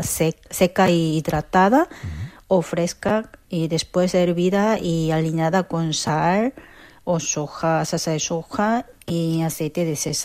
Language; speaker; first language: Spanish; non-native, fluent; Korean